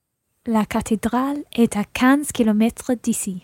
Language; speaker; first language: French; non-native, learner; English